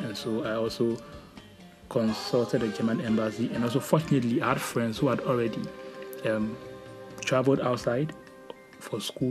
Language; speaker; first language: English; non-native, local second language; Akan